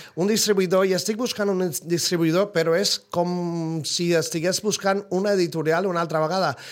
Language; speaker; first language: Catalan; non-native, fluent; Spanish